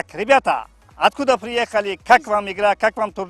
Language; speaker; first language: Russian; non-native, local second language; Tajik